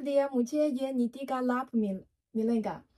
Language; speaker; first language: Hindi; non-native, learner; Chinese